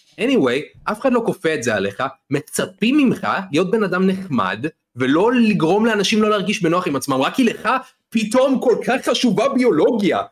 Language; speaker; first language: Hebrew; native; Hebrew